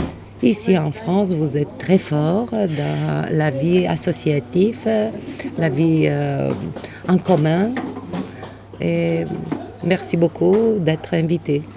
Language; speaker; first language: French; non-native, fluent; Bulgarian